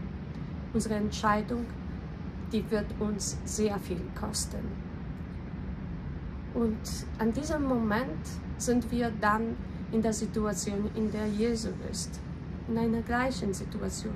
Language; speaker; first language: German; non-native, fluent; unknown